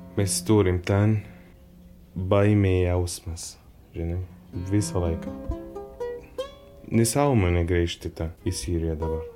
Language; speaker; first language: Lithuanian; non-native, learner; Arabic